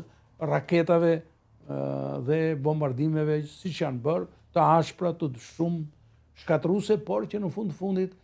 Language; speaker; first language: Albanian; native; Albanian